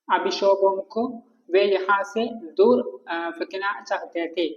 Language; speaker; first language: Hindi; non-native, local second language; Malayalam